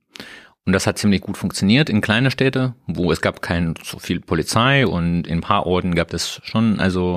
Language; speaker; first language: German; non-native, learner; Russian